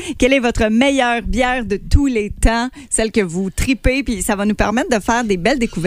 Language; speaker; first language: French; native; French